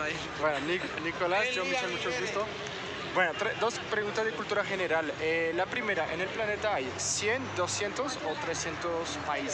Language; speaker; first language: Spanish; non-native, fluent; French